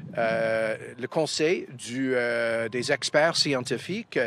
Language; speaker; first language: French; non-native, fluent; English